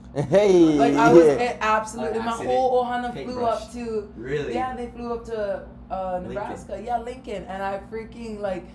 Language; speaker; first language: English; native; English